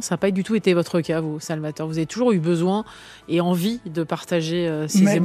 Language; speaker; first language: French; native; French